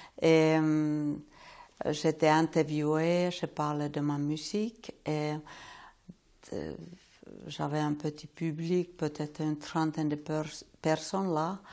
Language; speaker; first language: French; non-native, fluent; Finnish